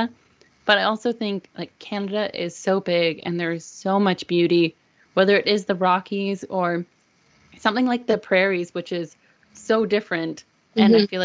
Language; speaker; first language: English; native; English